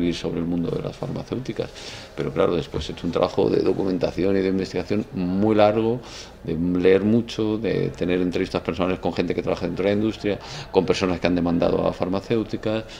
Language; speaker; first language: Spanish; native; Spanish